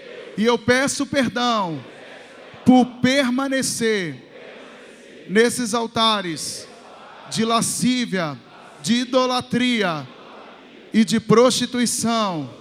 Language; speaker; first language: Portuguese; native; Portuguese